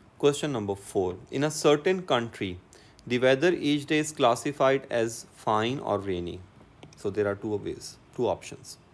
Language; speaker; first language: English; non-native, local second language; Urdu